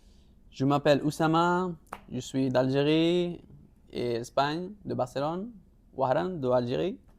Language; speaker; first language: French; non-native, local second language; Arabic